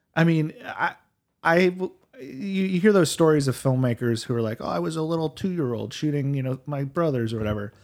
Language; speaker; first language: English; native; English